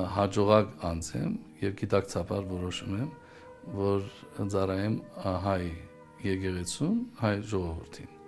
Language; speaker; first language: Armenian; early bilingual, heritage; Armenian